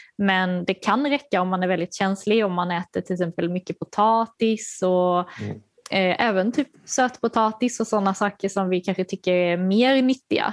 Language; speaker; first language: Swedish; native; Swedish